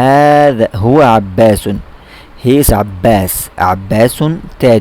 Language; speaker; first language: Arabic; non-native, fluent; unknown